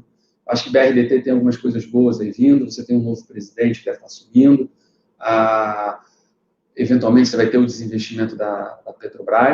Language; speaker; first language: Portuguese; native; Portuguese